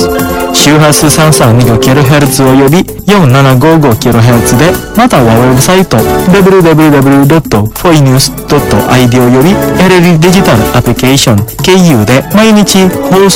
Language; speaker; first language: Japanese; non-native, fluent; Indonesian